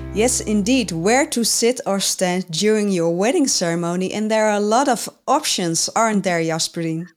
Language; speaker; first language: English; non-native, fluent; Dutch